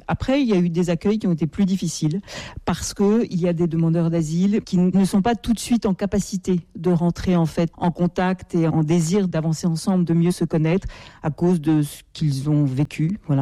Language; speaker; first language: French; native; French